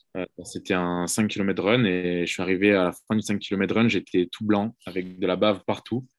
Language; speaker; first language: French; native; French